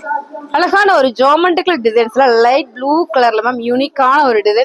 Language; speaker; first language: Tamil; native; Tamil